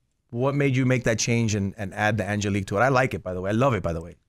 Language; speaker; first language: English; early bilingual, other home language; Spanish